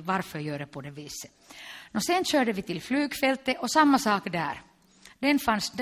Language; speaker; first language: Swedish; non-native, local second language; Finnish